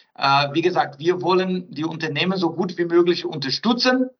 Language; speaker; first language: German; non-native, fluent; Portuguese